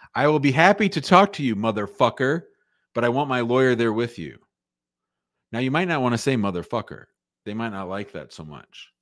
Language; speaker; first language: English; native; English